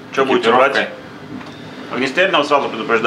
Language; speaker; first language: Russian; native; Russian